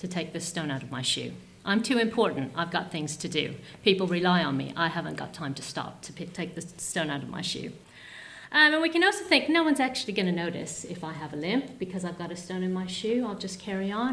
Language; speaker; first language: English; native; English